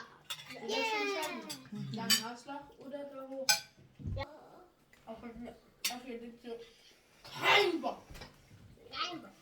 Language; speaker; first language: German; early bilingual, other home language; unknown